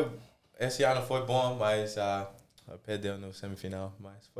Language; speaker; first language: Portuguese; early bilingual, heritage; English